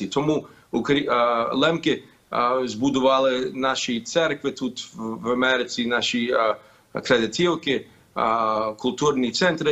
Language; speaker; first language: Ukrainian; early bilingual, heritage; Ukrainian